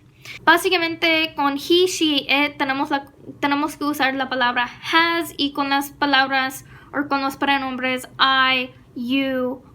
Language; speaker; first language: Spanish; non-native, fluent; English